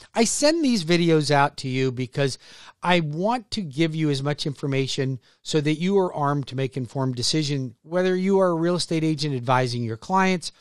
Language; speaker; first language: English; native; English